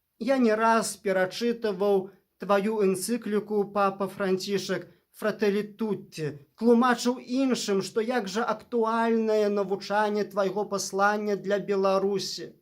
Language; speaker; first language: Belarusian; native; Belarusian